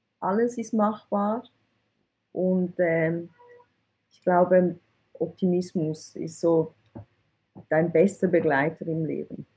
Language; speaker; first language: German; early bilingual, other home language; Persian